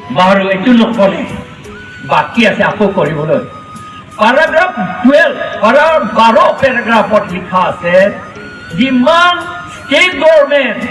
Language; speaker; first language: Assamese; non-native, local second language; Karbi